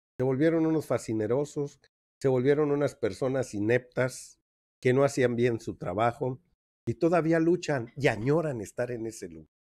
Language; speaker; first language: Spanish; native; Spanish